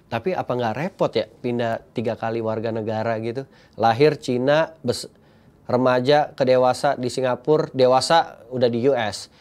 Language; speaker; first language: Indonesian; native; Indonesian